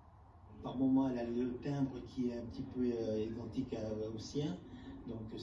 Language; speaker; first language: French; native; French